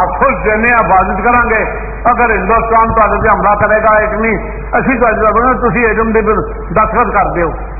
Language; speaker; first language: Urdu; non-native, local second language; Punjabi